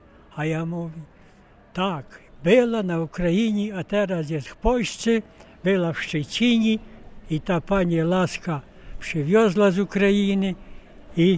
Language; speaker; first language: Polish; non-native, local second language; Ukrainian